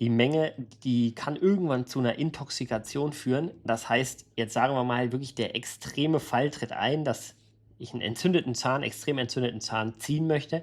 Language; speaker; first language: German; native; German